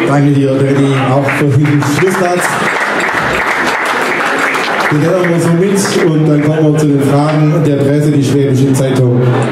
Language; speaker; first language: German; native; German